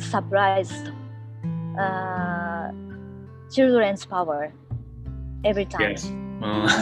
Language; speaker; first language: English; non-native, learner; Japanese